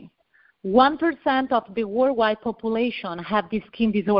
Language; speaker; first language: English; non-native, fluent; Italian